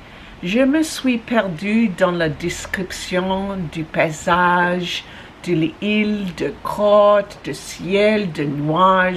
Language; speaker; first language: French; non-native, learner; English